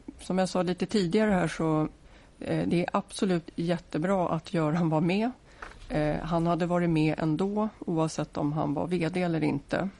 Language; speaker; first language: Swedish; native; Swedish